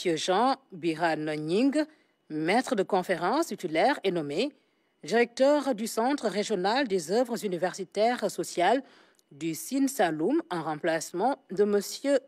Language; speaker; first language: French; non-native, local second language; Wolof